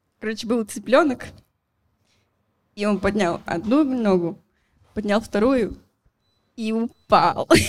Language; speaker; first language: Russian; non-native, learner; Spanish